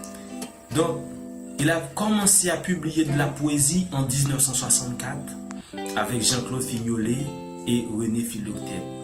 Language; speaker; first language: French; non-native, local second language; Haitian Creole